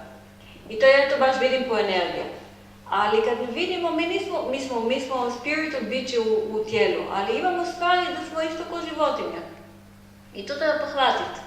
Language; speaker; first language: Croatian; non-native, learner; Hebrew